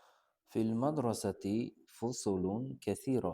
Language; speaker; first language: Arabic; non-native, fluent; Uzbek